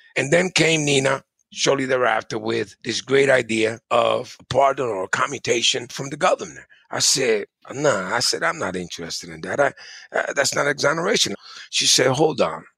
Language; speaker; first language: English; early bilingual, other home language; Spanish